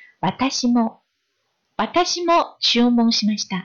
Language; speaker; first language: Japanese; non-native, fluent; Chinese